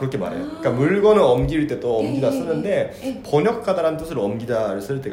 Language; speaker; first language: Korean; non-native, fluent; Japanese